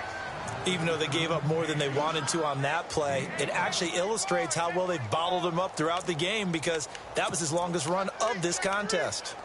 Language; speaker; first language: English; native; English